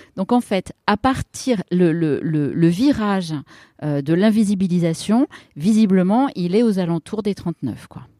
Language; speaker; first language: French; native; French